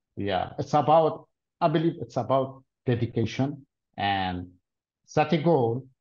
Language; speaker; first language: English; non-native, fluent; Arabic